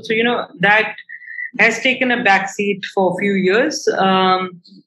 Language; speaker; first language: English; non-native, local second language; Hindi